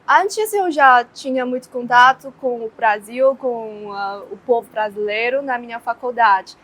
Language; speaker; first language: Portuguese; non-native, fluent; Chinese